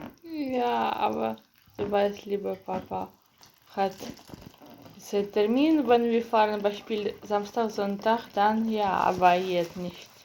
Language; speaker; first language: German; non-native, learner; Ukrainian